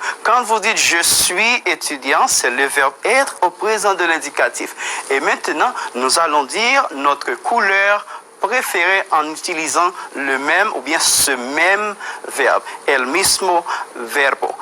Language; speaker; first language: French; non-native, fluent; Spanish